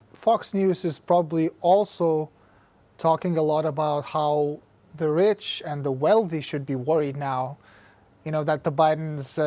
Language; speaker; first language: English; non-native, fluent; Lithuanian